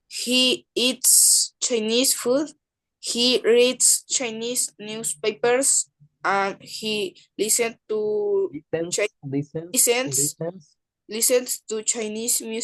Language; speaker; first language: English; non-native, learner; Spanish